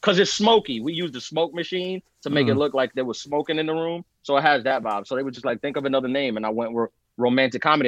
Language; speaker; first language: English; early bilingual, other home language; Spanish